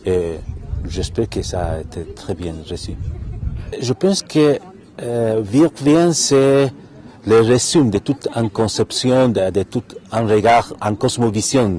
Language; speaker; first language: French; non-native, fluent; Spanish